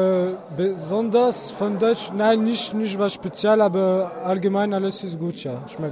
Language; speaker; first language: German; non-native, learner; French